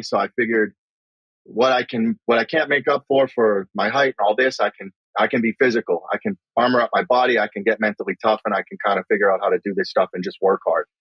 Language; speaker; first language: English; native; English